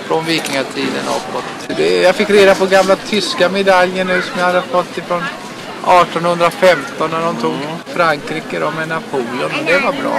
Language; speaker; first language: Swedish; native; Swedish